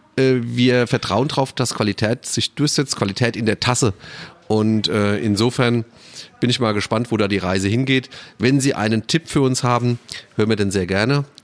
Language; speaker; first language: German; native; German